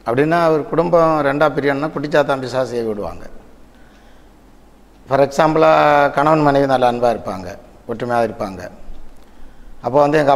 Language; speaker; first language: Tamil; native; Tamil